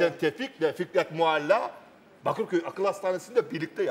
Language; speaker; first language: Turkish; native; Turkish